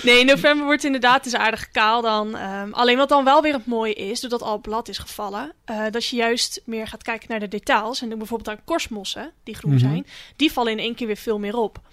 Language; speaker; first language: Dutch; native; Dutch